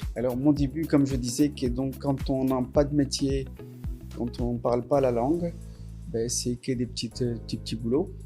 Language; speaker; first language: French; non-native, fluent; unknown